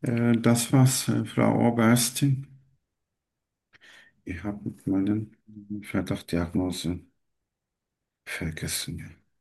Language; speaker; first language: German; non-native, learner; Turkish